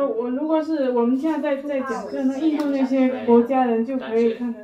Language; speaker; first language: Chinese; native; Chinese